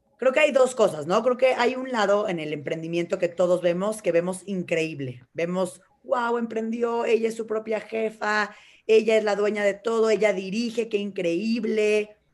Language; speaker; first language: Spanish; native; Spanish